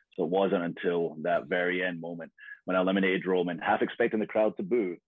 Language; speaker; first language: English; native; English